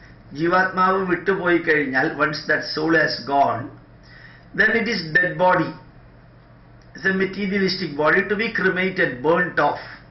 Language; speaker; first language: English; non-native, local second language; Malayalam